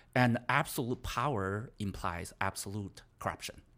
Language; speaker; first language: English; non-native, fluent; Chinese